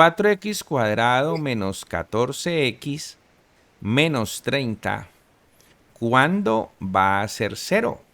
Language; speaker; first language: Spanish; native; Spanish